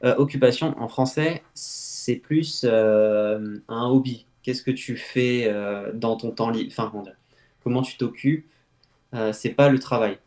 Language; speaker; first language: French; native; French